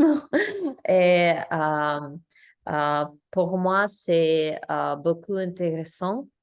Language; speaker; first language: French; non-native, learner; English